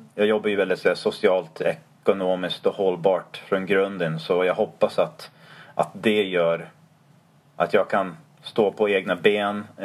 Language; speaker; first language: Swedish; non-native, fluent; English